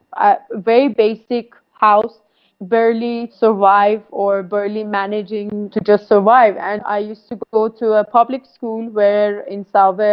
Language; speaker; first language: English; non-native, fluent; Persian